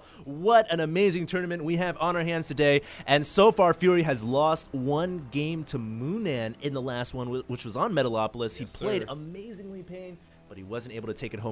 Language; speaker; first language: English; native; English